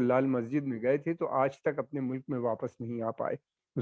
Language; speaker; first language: Hindi; native; Hindi